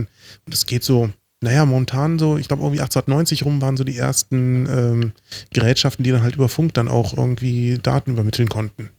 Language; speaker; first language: German; native; German